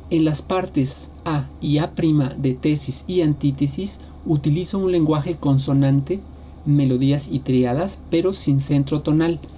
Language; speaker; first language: Spanish; native; Spanish